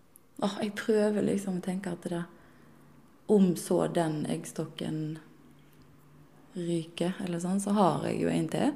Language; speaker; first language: Norwegian; native; Norwegian